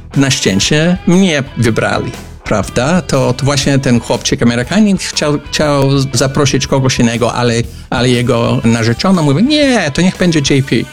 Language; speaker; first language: Polish; non-native, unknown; English